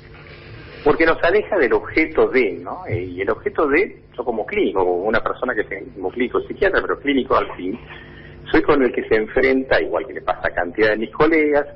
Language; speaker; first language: Spanish; native; Spanish